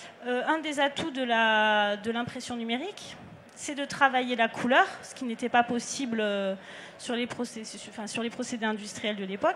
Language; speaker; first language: French; native; French